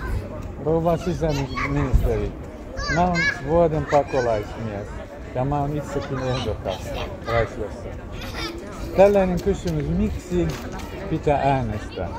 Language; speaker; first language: Finnish; non-native, learner; Kurdish